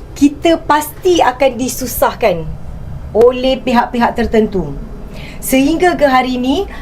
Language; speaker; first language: Malay; native; Malay